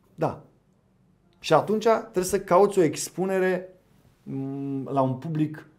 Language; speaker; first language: Romanian; native; Romanian